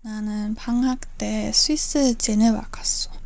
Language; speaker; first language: Korean; non-native, learner; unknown